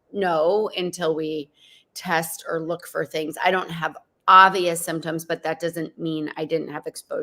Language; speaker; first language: English; native; English